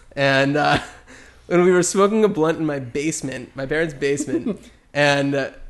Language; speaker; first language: English; native; English